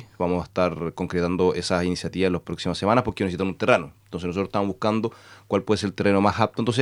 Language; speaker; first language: Spanish; native; Spanish